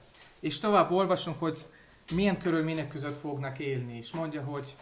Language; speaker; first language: Hungarian; non-native, learner; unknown